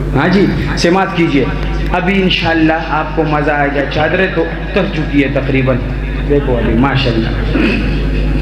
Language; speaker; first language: Urdu; non-native, local second language; Pashto